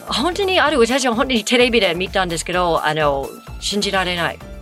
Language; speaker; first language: Japanese; non-native, fluent; English